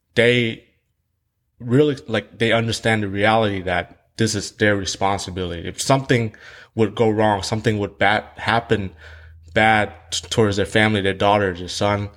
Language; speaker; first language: English; early bilingual, other home language; Vietnamese